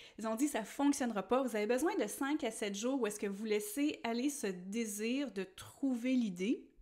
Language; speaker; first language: French; native; French